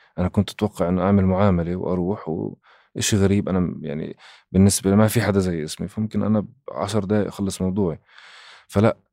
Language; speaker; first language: Arabic; native; Arabic